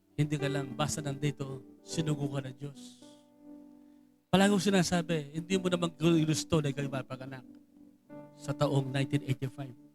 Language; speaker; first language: Filipino; native; Filipino